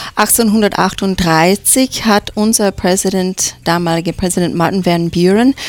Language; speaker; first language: German; non-native, fluent; English